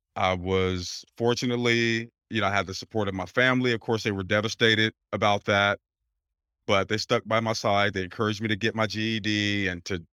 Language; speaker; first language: English; native; English